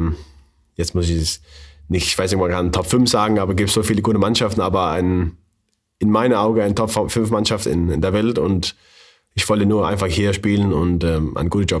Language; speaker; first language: German; non-native, learner; Faroese